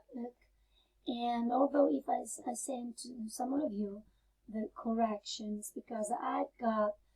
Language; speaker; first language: English; non-native, fluent; Italian